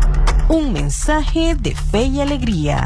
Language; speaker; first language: Spanish; native; Spanish